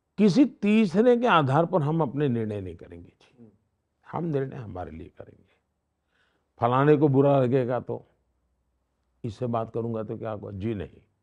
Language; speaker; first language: Hindi; non-native, local second language; Gujarati